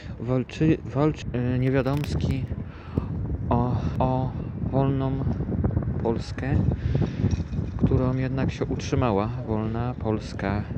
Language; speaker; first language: Polish; native; Polish